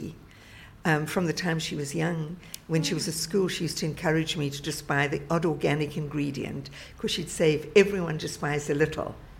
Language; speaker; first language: English; native; English